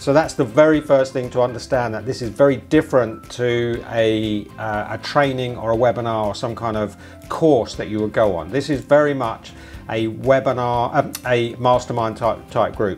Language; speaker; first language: English; native; English